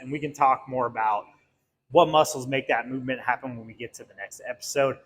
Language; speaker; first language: English; native; English